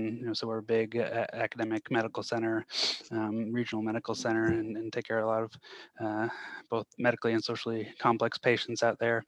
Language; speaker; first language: English; native; English